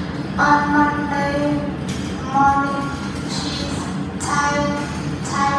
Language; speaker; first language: English; non-native, learner; Vietnamese